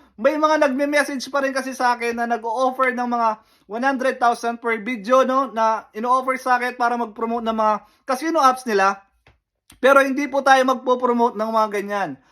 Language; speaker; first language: Filipino; native; Filipino